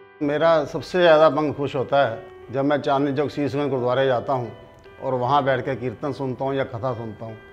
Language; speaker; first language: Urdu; non-native, local second language; Punjabi